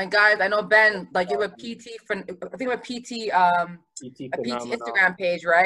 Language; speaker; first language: English; native; English